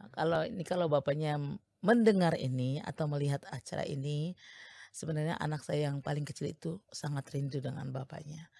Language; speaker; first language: Indonesian; native; Indonesian